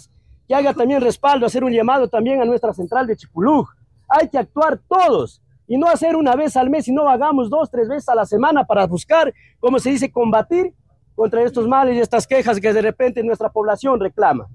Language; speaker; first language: Spanish; native; Spanish